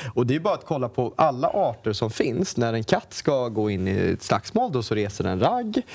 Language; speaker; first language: Swedish; native; Swedish